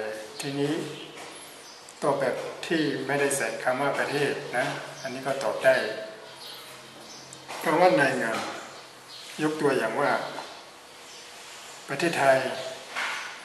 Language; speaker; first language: Thai; native; Thai